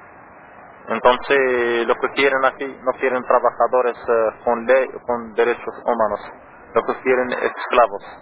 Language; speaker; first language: Spanish; non-native, learner; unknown